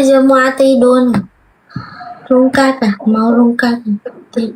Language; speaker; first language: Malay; non-native, learner; Vietnamese